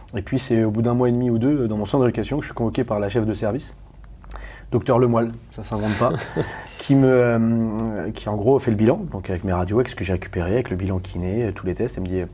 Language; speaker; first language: French; native; French